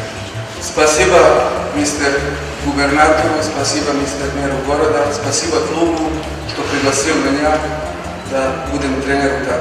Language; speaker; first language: Russian; non-native, learner; Serbian